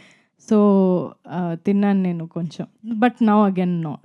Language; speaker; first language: Telugu; non-native, fluent; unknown